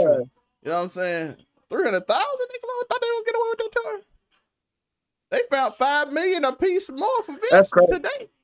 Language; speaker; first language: English; native; English